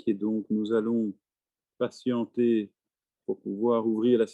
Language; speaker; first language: French; native; French